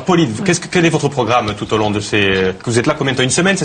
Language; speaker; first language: French; native; French